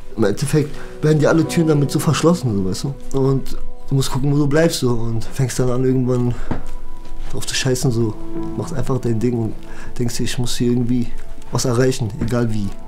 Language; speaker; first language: German; early bilingual, other home language; Kurdish